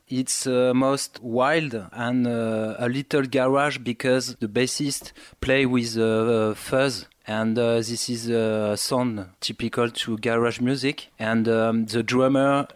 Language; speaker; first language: English; non-native, learner; French